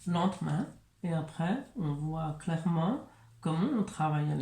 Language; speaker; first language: French; non-native, learner; Chinese